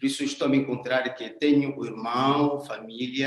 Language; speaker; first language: Portuguese; non-native, learner; Swahili